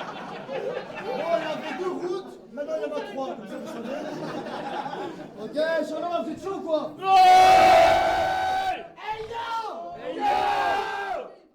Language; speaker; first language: French; native; French